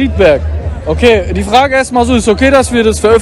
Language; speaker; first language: German; native; German